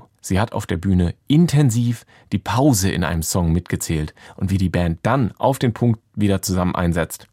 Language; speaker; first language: German; native; German